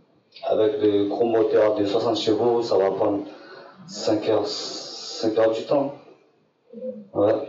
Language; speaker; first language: French; non-native, local second language; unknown